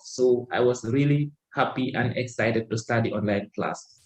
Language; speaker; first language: English; non-native, learner; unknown